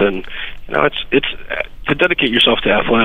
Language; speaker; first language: English; native; English